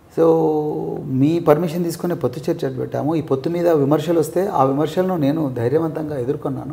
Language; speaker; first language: Telugu; native; Telugu